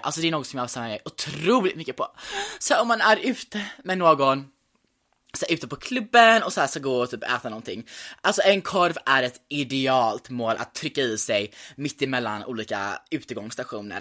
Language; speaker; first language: Swedish; early bilingual, heritage; Swedish